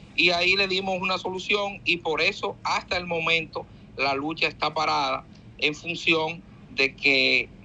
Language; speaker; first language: Spanish; native; Spanish